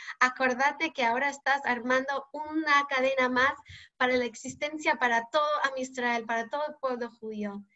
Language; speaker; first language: Spanish; non-native, fluent; English